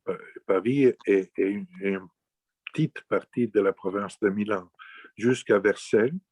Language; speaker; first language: French; non-native, fluent; Italian